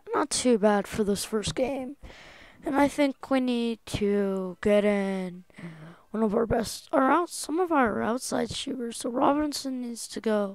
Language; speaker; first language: English; native; English